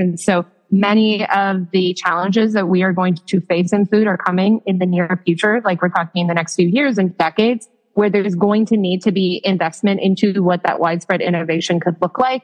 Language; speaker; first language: English; native; English